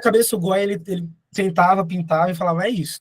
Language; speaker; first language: Portuguese; native; Portuguese